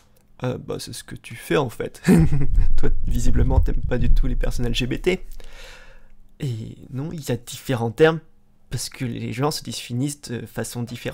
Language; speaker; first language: French; native; French